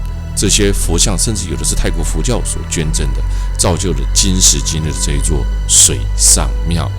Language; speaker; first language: Chinese; native; Chinese